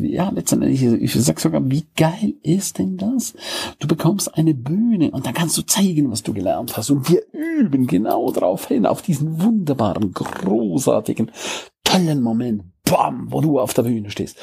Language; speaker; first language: German; native; German